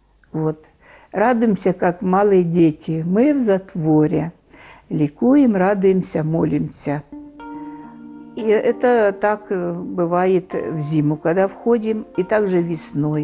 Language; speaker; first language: Russian; native; Russian